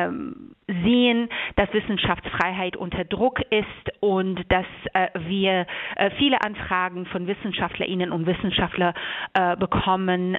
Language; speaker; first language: German; non-native, fluent; Persian